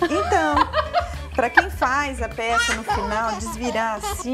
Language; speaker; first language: Portuguese; native; Portuguese